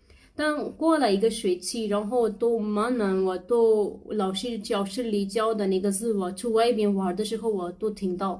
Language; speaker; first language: Chinese; non-native, learner; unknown